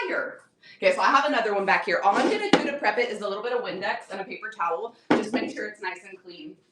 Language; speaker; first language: English; native; English